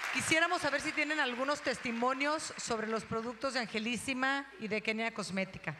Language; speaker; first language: Spanish; native; Spanish